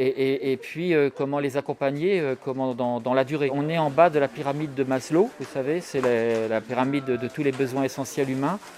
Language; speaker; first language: French; native; French